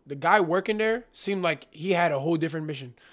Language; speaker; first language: English; native; English